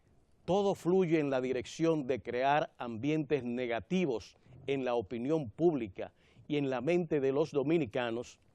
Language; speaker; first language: Spanish; native; Spanish